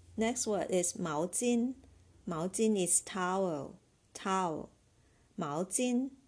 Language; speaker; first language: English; non-native, fluent; Chinese